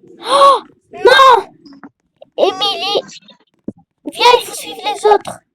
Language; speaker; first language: French; native; French